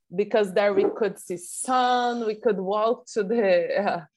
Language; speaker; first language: English; non-native, fluent; Portuguese